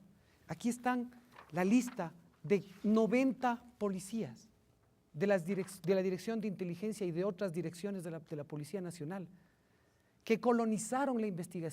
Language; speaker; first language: Spanish; native; Spanish